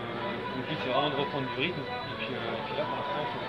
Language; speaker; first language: French; native; French